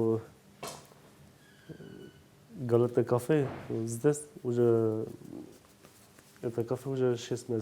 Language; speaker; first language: Russian; non-native, learner; Turkish